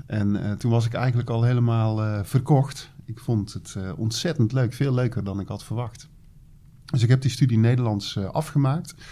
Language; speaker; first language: Dutch; native; Dutch